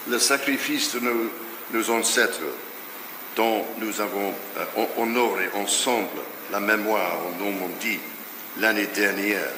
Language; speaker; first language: French; non-native, fluent; English